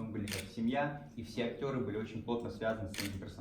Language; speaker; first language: Russian; native; Russian